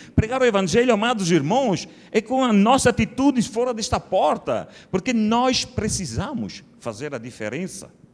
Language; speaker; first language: Portuguese; non-native, fluent; Italian